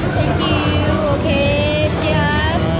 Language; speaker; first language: English; non-native, learner; Thai